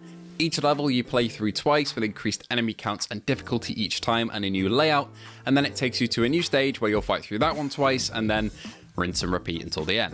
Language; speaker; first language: English; native; English